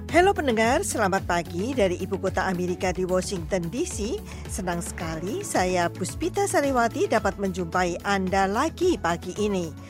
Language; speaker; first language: Indonesian; native; Indonesian